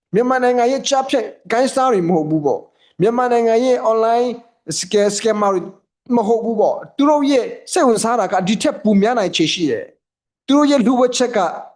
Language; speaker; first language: Burmese; native; Burmese